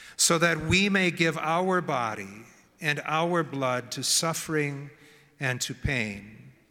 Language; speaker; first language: English; native; English